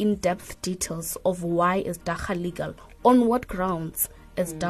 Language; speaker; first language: English; non-native, local second language; Northern Sotho